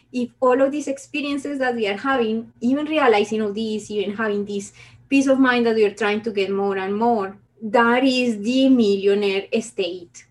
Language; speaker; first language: English; non-native, fluent; Spanish